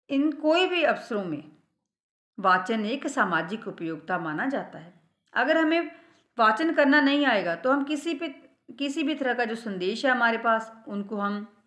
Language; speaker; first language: Hindi; non-native, local second language; Punjabi